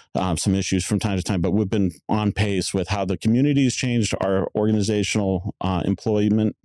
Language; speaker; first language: English; native; English